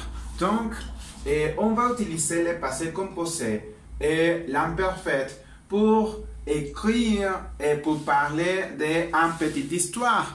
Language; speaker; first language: French; non-native, learner; Spanish